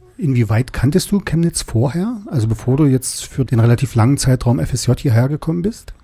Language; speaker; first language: German; native; German